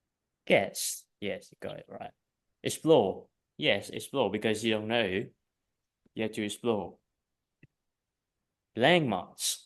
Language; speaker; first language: English; non-native, fluent; Vietnamese